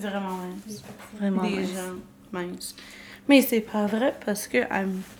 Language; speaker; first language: French; non-native, local second language; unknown